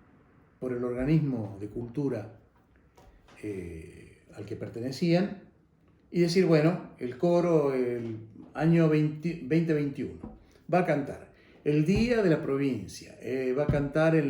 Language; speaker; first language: Spanish; native; Spanish